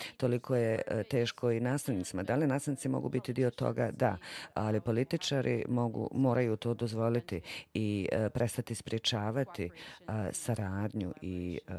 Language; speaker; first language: Bosnian; non-native, fluent; English